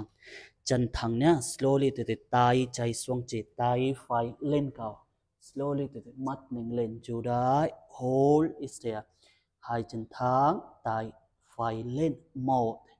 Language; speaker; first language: Vietnamese; non-native, learner; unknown